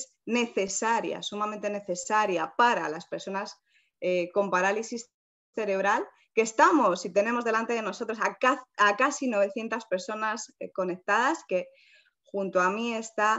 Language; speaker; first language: Spanish; native; Spanish